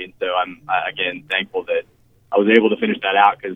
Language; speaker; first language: English; native; English